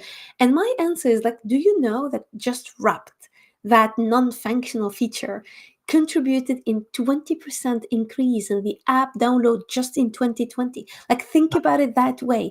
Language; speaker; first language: English; non-native, fluent; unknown